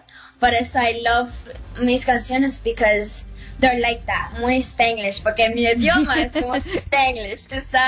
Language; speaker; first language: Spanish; early bilingual, heritage; Spanish